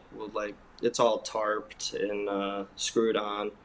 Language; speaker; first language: English; native; English